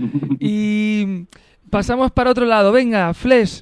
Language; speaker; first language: Spanish; native; Spanish